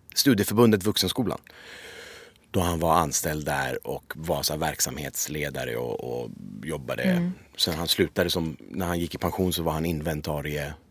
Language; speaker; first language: Swedish; early bilingual, other home language; Persian